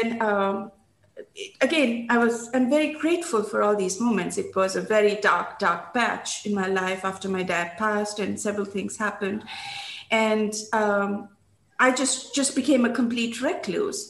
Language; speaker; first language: English; non-native, local second language; Bangla